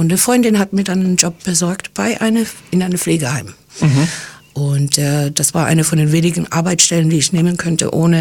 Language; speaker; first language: German; early bilingual, other home language; English